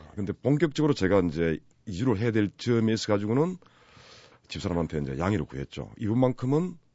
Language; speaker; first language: Korean; native; Korean